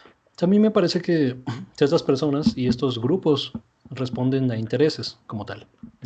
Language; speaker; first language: Spanish; native; Spanish